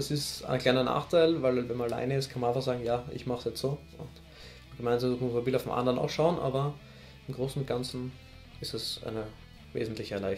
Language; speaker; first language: German; native; German